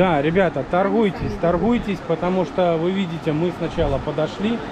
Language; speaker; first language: Russian; native; Russian